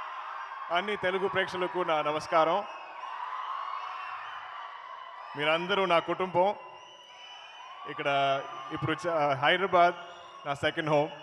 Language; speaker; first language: Telugu; non-native, learner; Malayalam